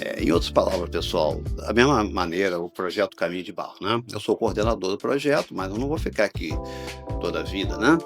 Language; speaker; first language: Portuguese; native; Portuguese